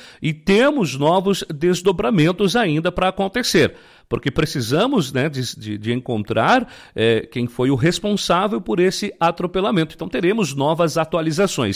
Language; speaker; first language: Portuguese; native; Portuguese